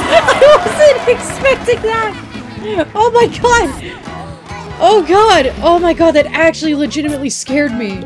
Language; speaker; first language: English; native; English